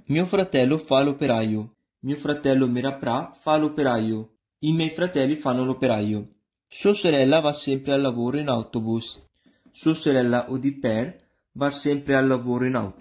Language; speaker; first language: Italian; non-native, fluent; Punjabi